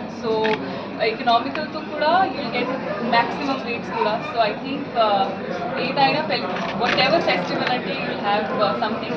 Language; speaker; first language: Telugu; non-native, learner; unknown